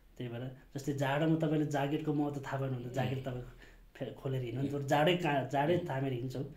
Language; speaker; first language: Nepali; non-native, local second language; Eastern Tamang